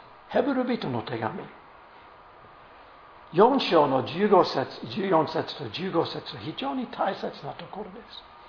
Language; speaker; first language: Japanese; non-native, fluent; English